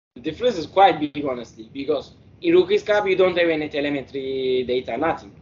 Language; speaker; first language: Norwegian; early bilingual, heritage; Norwegian